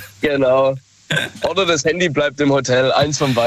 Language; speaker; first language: German; native; German